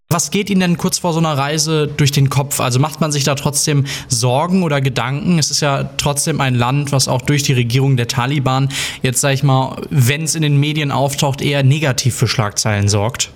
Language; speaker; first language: German; native; German